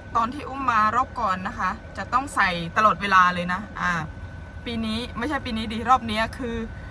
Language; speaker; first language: Thai; native; Thai